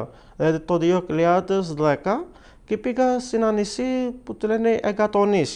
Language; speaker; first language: Greek; non-native, fluent; Arabic